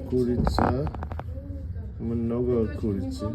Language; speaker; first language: Russian; non-native, learner; English